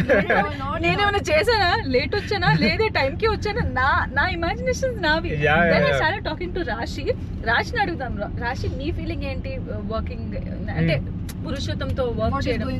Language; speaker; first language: Telugu; native; Telugu